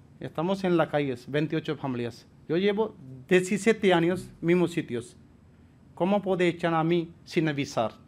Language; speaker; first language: Spanish; non-native, learner; Punjabi